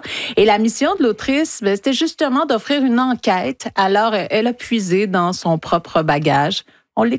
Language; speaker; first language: French; native; French